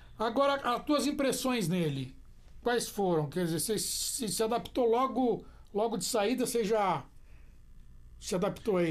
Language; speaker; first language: Portuguese; native; Portuguese